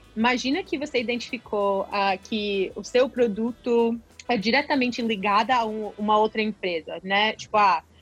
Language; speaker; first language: Portuguese; non-native, fluent; English